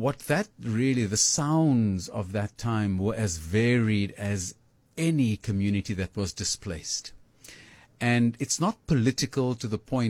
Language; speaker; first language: English; native; English